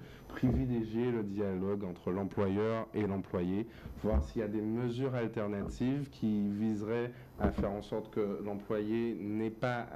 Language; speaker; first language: French; native; French